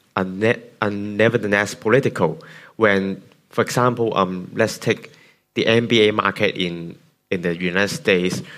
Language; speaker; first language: English; non-native, local second language; Cantonese